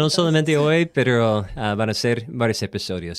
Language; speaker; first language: Spanish; non-native, fluent; English